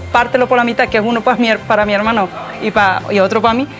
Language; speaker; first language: Spanish; early bilingual, other home language; Korean